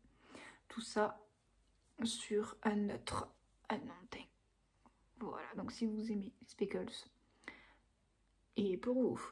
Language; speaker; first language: French; native; French